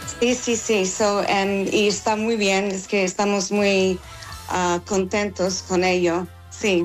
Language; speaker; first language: Spanish; non-native, fluent; English